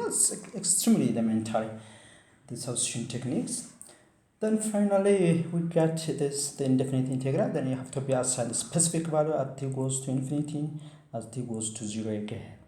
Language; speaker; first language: English; non-native, fluent; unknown